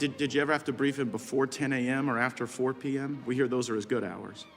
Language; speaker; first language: English; native; English